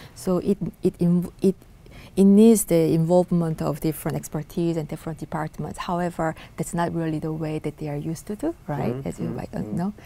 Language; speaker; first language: English; non-native, fluent; Korean